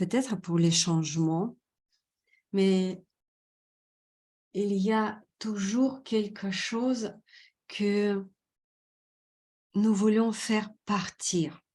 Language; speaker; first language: French; non-native, fluent; Russian